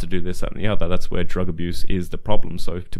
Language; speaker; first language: English; native; English